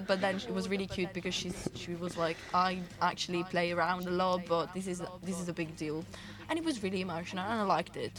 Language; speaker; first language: English; non-native, fluent; Italian